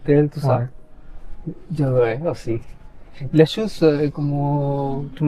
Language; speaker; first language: French; non-native, fluent; Spanish